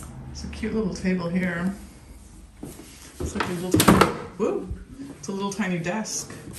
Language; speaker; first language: English; native; English